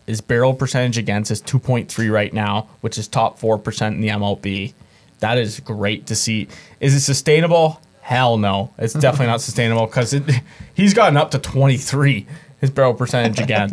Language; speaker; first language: English; native; English